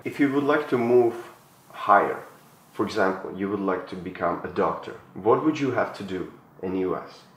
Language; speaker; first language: English; non-native, fluent; Czech